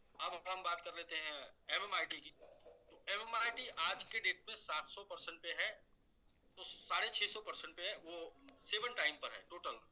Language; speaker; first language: Hindi; native; Hindi